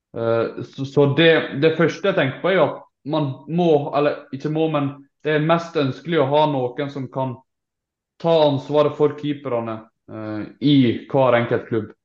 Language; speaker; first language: Norwegian; native; Norwegian